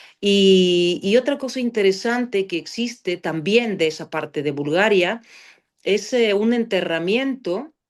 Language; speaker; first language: Spanish; non-native, fluent; Bulgarian